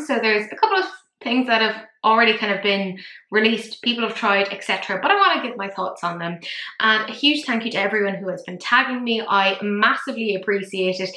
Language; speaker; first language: English; native; English